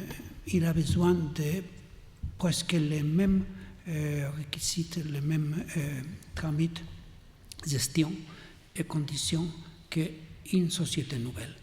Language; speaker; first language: French; non-native, learner; Catalan